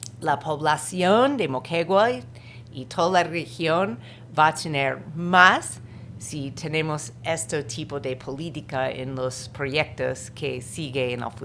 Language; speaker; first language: Spanish; non-native, fluent; English